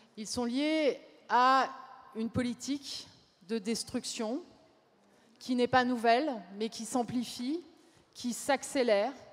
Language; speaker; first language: French; native; French